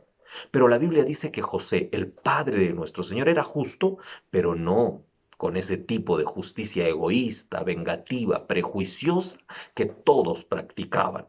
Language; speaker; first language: Spanish; native; Spanish